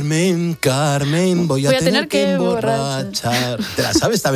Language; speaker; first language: Spanish; native; Spanish